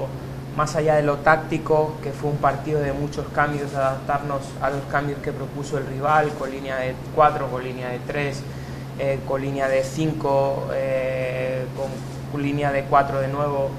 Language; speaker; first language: Spanish; native; Spanish